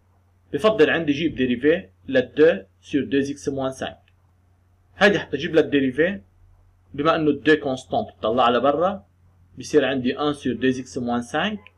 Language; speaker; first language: French; non-native, local second language; Arabic